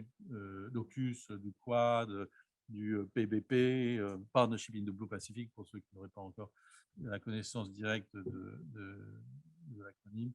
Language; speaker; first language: French; native; French